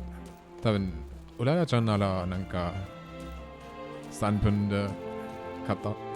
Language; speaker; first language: Japanese; non-native, learner; German